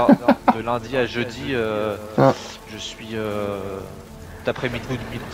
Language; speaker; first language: French; native; French